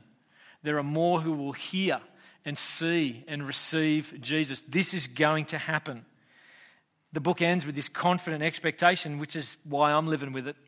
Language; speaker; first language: English; native; English